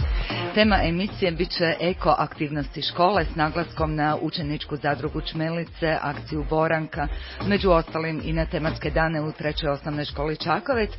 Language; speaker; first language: Croatian; native; Croatian